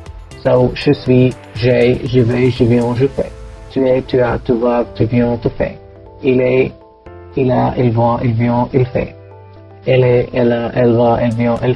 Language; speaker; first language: French; non-native, fluent; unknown